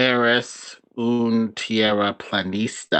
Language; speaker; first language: Spanish; non-native, learner; English